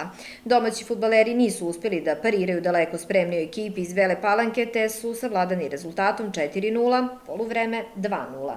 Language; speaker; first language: Serbian; native; Serbian